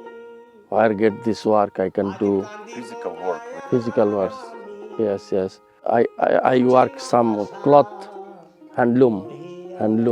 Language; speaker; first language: English; non-native, learner; Bangla